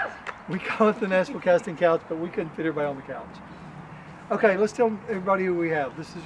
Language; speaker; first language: English; native; English